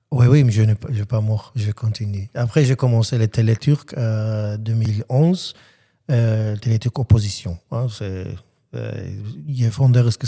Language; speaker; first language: French; non-native, learner; Armenian